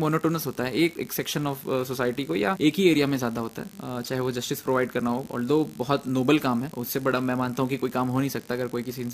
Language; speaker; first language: Hindi; native; Hindi